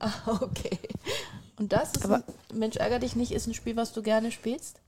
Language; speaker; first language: German; native; German